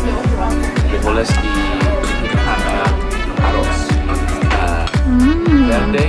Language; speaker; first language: Spanish; non-native, learner; English